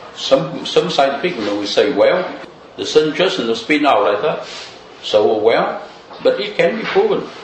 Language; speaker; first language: English; non-native, fluent; Vietnamese